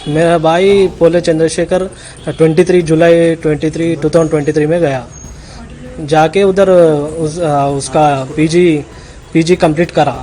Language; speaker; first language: Hindi; non-native, local second language; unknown